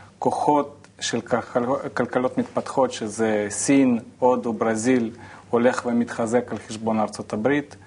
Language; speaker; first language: Hebrew; non-native, fluent; Russian